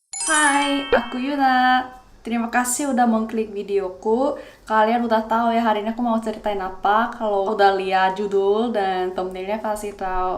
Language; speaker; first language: Indonesian; non-native, fluent; Korean